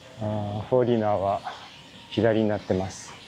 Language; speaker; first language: Japanese; native; Japanese